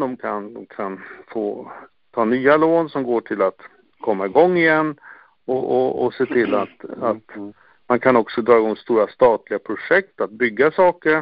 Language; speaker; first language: Swedish; native; Swedish